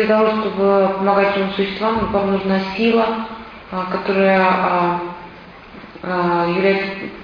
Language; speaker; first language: Russian; native; Russian